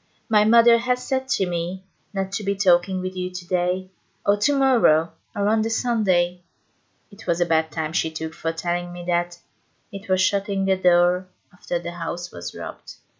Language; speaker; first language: English; non-native, fluent; Hungarian